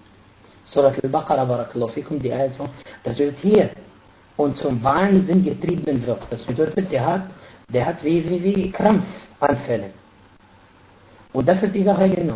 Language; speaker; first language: German; non-native, fluent; Arabic